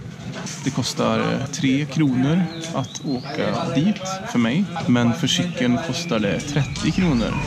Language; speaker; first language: Swedish; native; Swedish